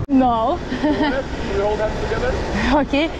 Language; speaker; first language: English; non-native, learner; Lithuanian